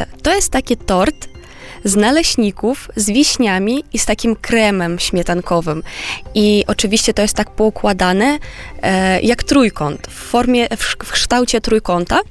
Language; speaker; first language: Polish; non-native, fluent; Romanian